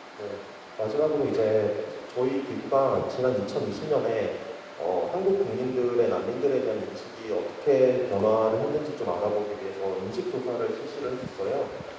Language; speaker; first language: Korean; native; Korean